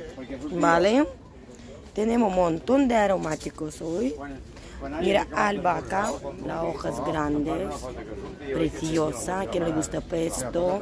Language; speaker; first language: Spanish; non-native, fluent; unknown